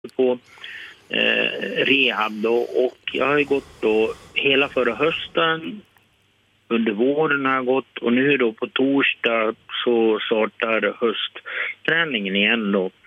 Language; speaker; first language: Swedish; native; Swedish